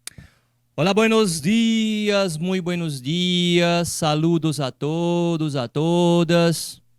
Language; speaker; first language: Spanish; non-native, fluent; Portuguese